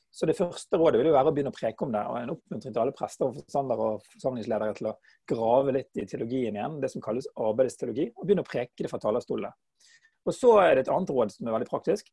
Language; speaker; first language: Norwegian; native; Norwegian